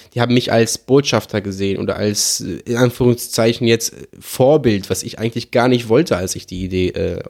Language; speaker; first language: German; non-native, fluent; Arabic